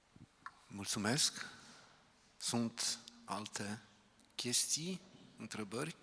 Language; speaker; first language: Romanian; non-native, fluent; Polish